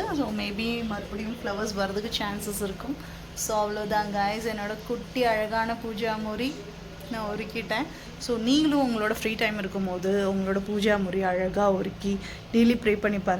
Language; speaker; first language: Tamil; non-native, local second language; Malayalam